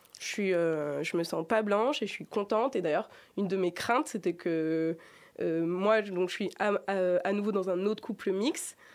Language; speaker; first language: French; native; French